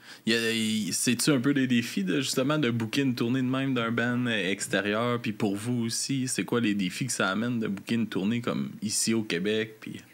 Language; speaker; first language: French; native; French